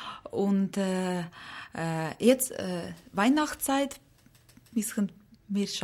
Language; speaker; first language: German; non-native, learner; Ukrainian